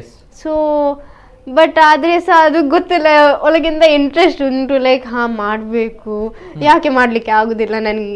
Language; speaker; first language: Kannada; non-native, local second language; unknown